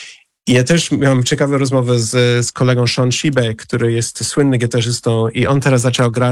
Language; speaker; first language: Polish; non-native, fluent; English